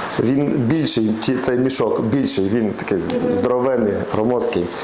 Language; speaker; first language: Ukrainian; non-native, local second language; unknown